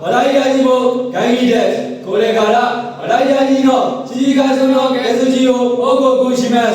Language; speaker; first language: Japanese; non-native, learner; Burmese